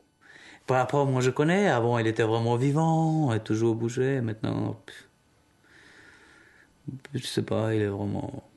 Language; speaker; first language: French; non-native, learner; Albanian